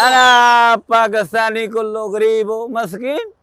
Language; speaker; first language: Arabic; non-native, learner; Punjabi